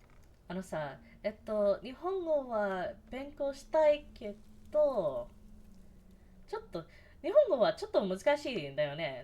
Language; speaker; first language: Japanese; non-native, learner; English